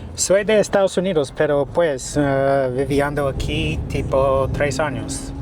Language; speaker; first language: Spanish; non-native, learner; English